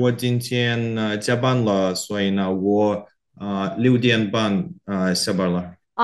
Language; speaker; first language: Chinese; non-native, learner; Korean